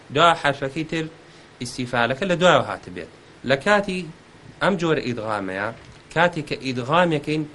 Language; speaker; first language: Central Kurdish; native; Central Kurdish